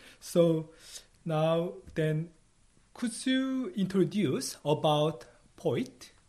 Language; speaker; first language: English; non-native, fluent; Korean